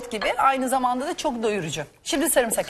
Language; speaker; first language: Turkish; native; Turkish